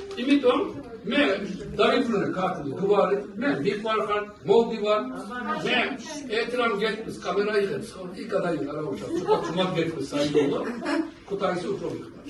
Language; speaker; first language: Georgian; early bilingual, heritage; Georgian